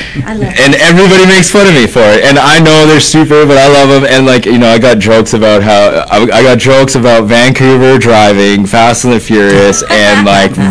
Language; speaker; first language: English; native; English